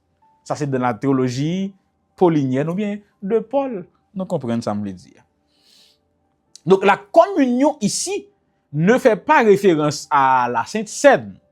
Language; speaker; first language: French; non-native, local second language; Haitian Creole